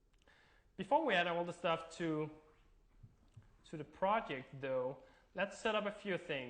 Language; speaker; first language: English; non-native, fluent; Danish